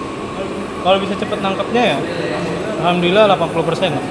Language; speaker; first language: Indonesian; native; Indonesian